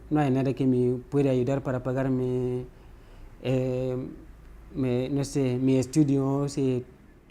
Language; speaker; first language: Spanish; non-native, learner; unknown